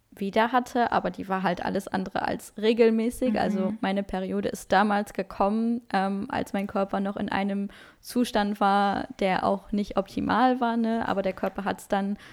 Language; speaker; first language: German; non-native, local second language; Luxembourgish